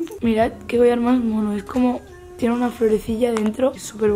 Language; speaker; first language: Spanish; native; Spanish